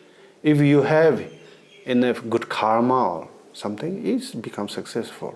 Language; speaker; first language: English; non-native, learner; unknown